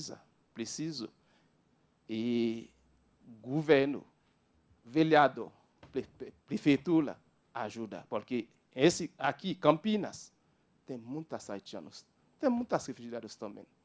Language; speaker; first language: Portuguese; non-native, learner; Haitian Creole